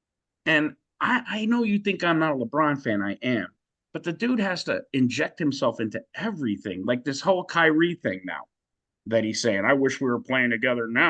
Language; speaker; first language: English; native; English